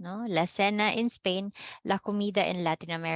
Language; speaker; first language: Spanish; non-native, fluent; Filipino